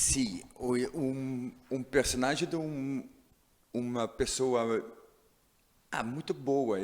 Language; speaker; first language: Portuguese; non-native, learner; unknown